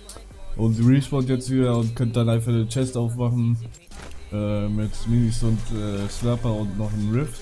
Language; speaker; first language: German; native; German